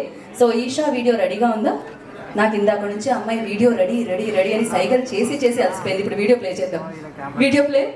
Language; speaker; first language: Telugu; native; Telugu